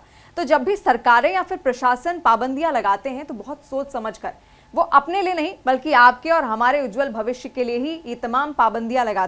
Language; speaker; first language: Hindi; native; Hindi